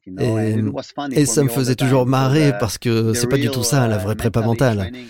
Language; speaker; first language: French; non-native, fluent; Polish